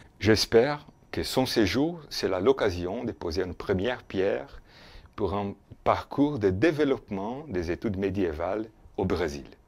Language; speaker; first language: French; non-native, fluent; Portuguese